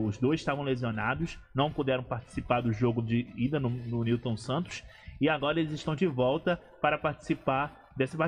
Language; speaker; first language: Portuguese; native; Portuguese